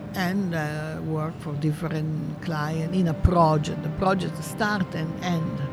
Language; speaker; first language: English; non-native, fluent; Italian